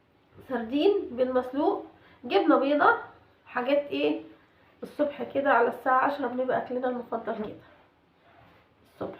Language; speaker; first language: Arabic; native; Arabic